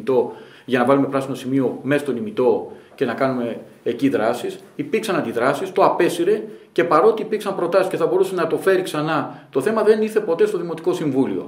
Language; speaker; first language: Greek; native; Greek